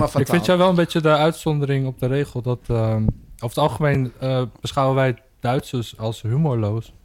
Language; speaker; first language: Dutch; native; Dutch